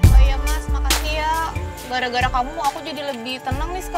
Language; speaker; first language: Indonesian; native; Indonesian